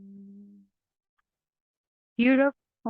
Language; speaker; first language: English; non-native, learner; Spanish